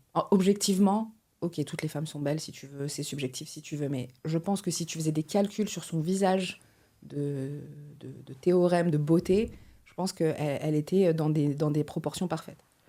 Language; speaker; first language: French; early bilingual, other home language; Portuguese